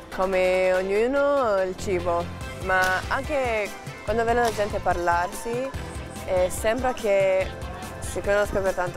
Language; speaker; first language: Italian; non-native, learner; English